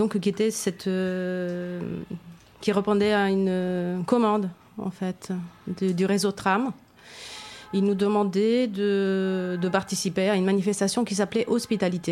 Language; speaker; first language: French; non-native, fluent; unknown